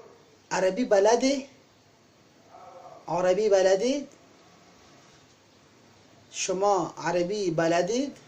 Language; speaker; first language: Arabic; non-native, fluent; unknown